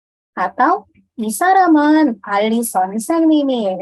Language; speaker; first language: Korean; non-native, fluent; Indonesian